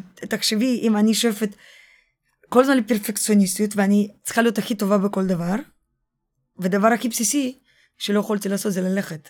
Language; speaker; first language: Hebrew; early bilingual, other home language; Russian